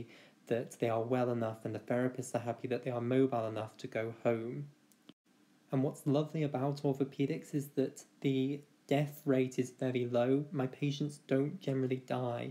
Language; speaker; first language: English; native; English